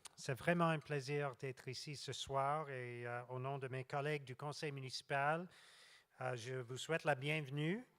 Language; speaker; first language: French; non-native, local second language; English